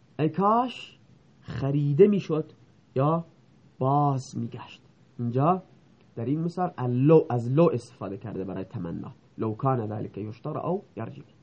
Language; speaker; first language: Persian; non-native, local second language; Baluchi